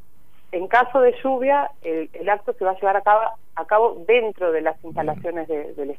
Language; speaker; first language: Spanish; native; Spanish